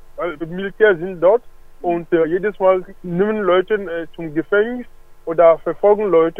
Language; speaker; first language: German; non-native, learner; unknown